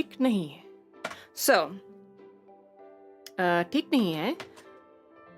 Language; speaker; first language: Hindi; non-native, learner; English